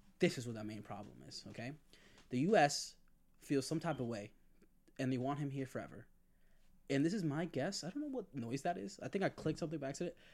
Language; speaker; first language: English; native; English